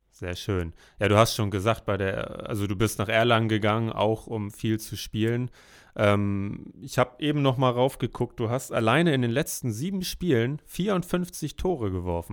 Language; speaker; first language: German; native; German